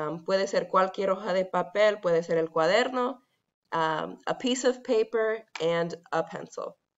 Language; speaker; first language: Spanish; non-native, fluent; English